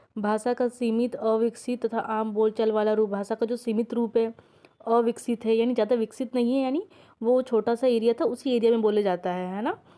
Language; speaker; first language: Hindi; native; Hindi